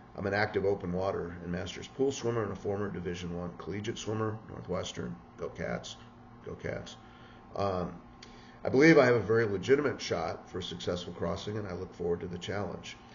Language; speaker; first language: English; native; English